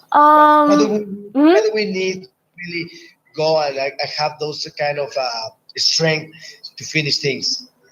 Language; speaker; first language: English; non-native, fluent; Spanish